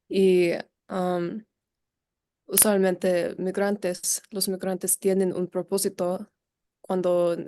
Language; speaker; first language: Spanish; non-native, learner; English